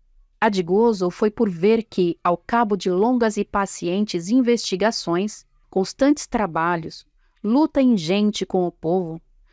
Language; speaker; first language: Portuguese; native; Portuguese